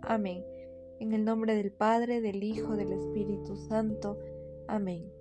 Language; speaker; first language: Spanish; native; Spanish